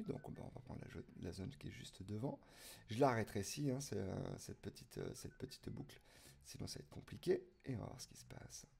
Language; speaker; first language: French; native; French